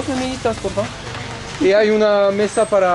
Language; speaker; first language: Spanish; non-native, learner; French